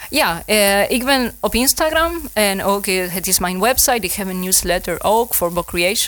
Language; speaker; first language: Dutch; non-native, learner; Spanish